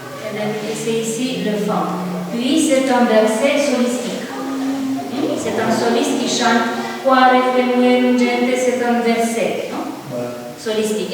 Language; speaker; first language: French; non-native, fluent; Italian